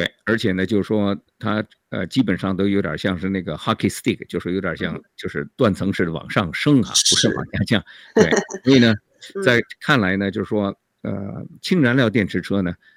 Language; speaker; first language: Chinese; native; Chinese